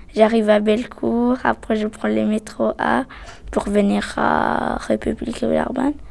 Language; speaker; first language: French; non-native, fluent; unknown